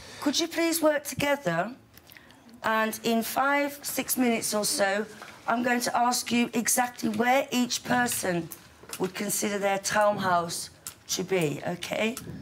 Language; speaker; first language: English; native; English